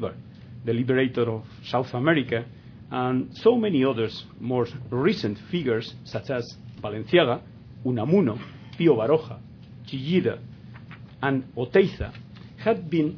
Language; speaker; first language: English; non-native, fluent; Spanish